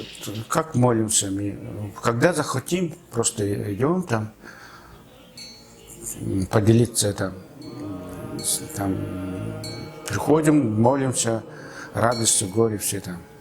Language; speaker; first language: Russian; non-native, fluent; Mongolian